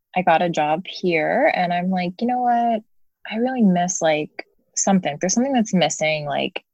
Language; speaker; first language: English; native; English